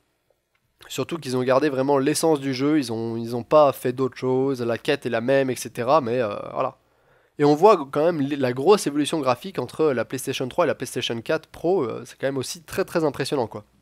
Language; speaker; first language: French; native; French